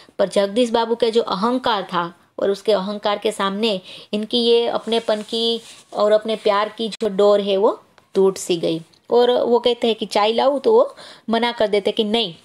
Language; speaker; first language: Hindi; non-native, local second language; Gujarati